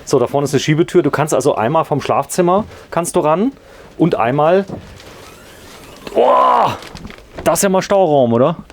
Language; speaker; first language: German; native; German